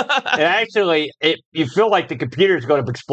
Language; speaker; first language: English; native; English